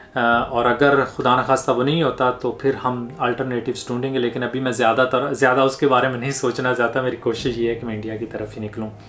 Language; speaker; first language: Urdu; native; Urdu